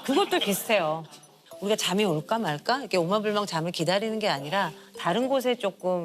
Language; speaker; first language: Korean; native; Korean